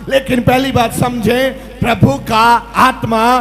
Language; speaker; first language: Hindi; non-native, local second language; Punjabi